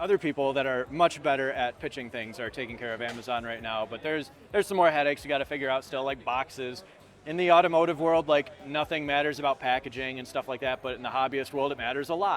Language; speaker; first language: English; native; English